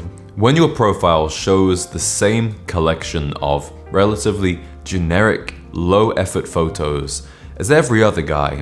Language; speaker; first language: English; native; English